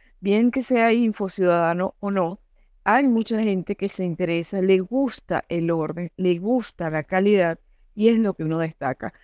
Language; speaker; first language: Spanish; native; Spanish